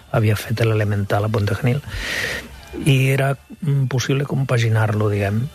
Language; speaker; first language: Catalan; non-native, local second language; Spanish